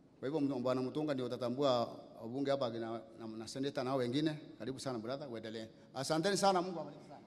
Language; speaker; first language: Swahili; non-native, local second language; Meru